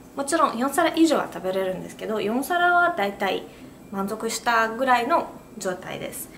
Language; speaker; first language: Japanese; non-native, fluent; Russian